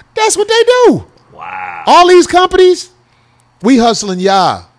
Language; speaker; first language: English; native; English